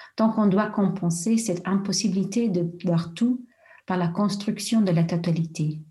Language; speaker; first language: French; non-native, local second language; German